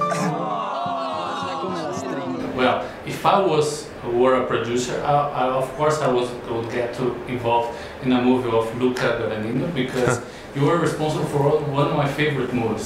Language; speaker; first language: English; non-native, fluent; Portuguese